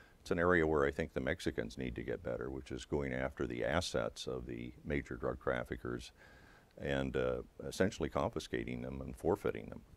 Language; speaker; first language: English; native; English